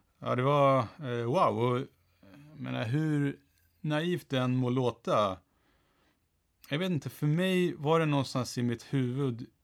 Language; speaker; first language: Swedish; early bilingual, other home language; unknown